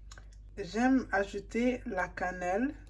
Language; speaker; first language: French; non-native, learner; English